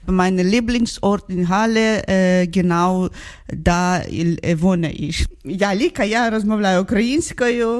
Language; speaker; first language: German; non-native, learner; Ukrainian